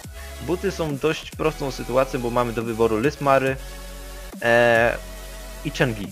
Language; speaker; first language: Polish; native; Polish